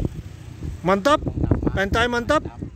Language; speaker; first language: Indonesian; non-native, learner; Urdu